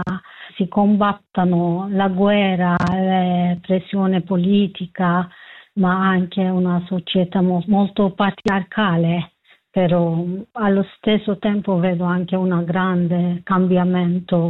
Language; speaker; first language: Italian; non-native, learner; Kurdish